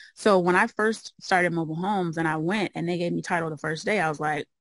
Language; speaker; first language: English; native; English